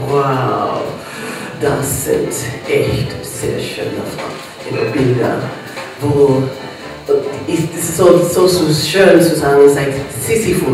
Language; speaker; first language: German; non-native, fluent; English